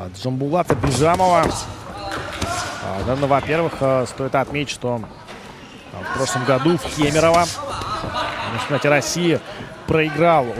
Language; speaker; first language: Russian; native; Russian